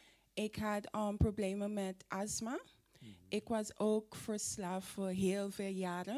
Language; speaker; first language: Dutch; non-native, fluent; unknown